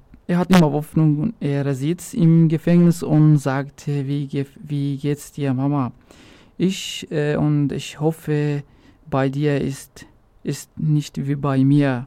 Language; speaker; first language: German; non-native, local second language; Arabic